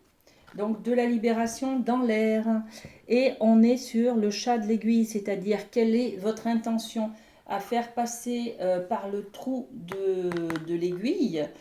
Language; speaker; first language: French; native; French